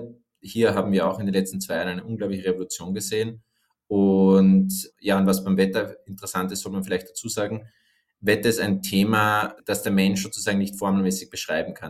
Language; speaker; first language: German; native; German